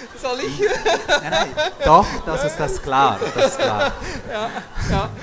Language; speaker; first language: German; non-native, fluent; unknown